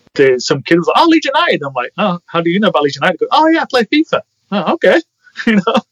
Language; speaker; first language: English; native; English